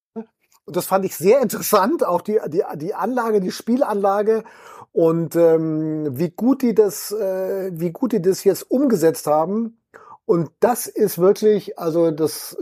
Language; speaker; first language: German; native; German